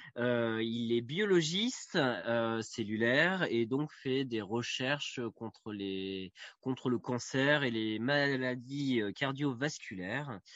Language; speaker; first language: French; native; French